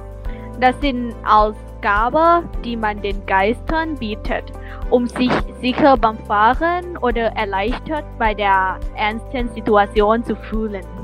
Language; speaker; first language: German; non-native, learner; Thai